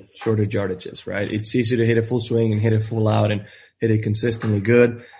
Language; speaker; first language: English; non-native, fluent; Spanish